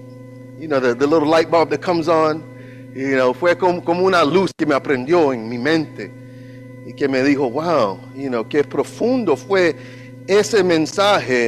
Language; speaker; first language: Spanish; non-native, learner; English